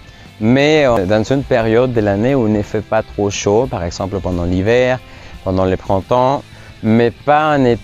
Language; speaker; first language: French; non-native, fluent; Spanish